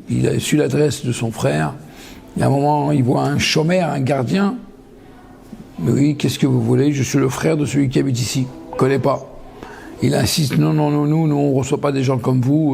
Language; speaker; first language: French; native; French